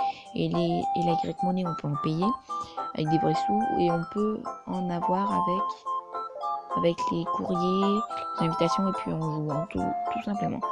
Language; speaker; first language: French; native; French